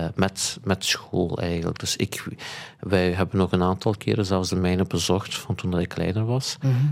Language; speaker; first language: Dutch; early bilingual, other home language; Turkish